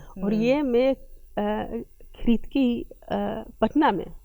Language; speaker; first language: Hindi; early bilingual, heritage; Dutch